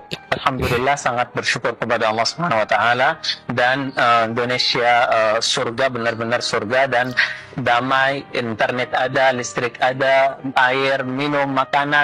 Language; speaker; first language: Indonesian; non-native, fluent; Arabic